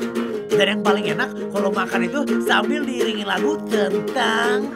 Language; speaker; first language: Indonesian; native; Indonesian